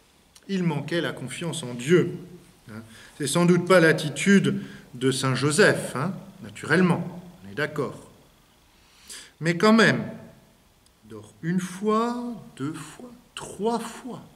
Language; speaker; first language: French; native; French